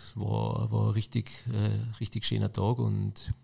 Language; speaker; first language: German; native; German